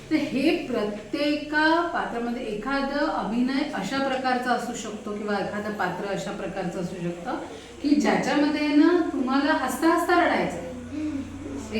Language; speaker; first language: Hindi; non-native, local second language; Marathi